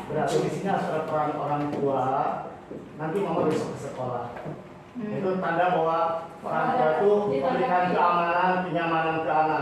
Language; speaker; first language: Indonesian; native; Indonesian